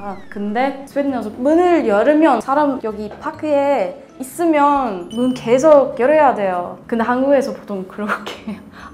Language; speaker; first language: Korean; non-native, learner; Swedish